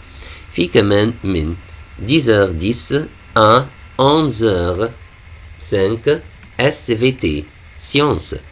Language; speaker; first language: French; non-native, fluent; Arabic